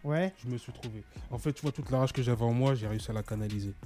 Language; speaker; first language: French; native; French